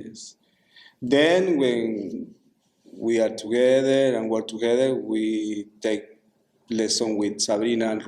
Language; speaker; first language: English; non-native, learner; Spanish